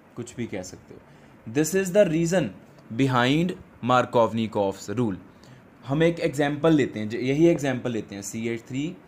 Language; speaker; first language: Hindi; non-native, local second language; Punjabi